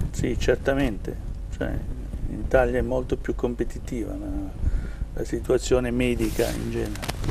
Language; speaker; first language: Italian; native; Italian